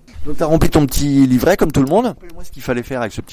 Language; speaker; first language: French; native; French